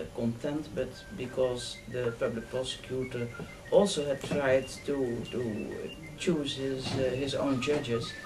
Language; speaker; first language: English; non-native, fluent; Dutch